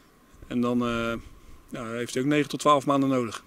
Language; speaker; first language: Dutch; native; Dutch